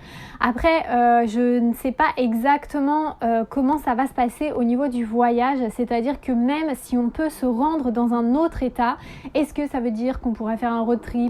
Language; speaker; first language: French; native; French